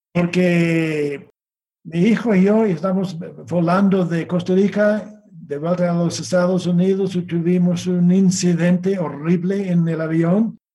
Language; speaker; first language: Spanish; non-native, fluent; English